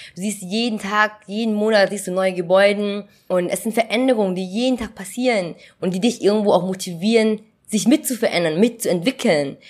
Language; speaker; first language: German; early bilingual, other home language; Vietnamese